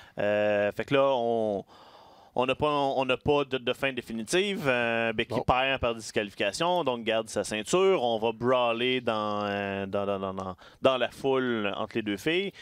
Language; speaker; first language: French; native; French